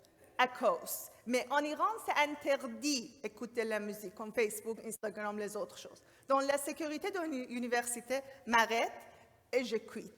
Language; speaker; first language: French; non-native, learner; Persian